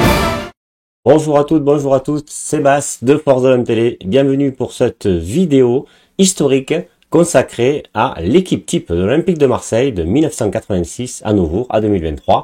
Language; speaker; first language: French; native; French